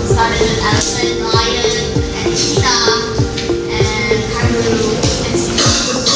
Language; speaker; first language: English; non-native, learner; Indonesian